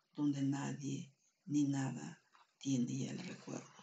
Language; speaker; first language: Spanish; non-native, local second language; Quechua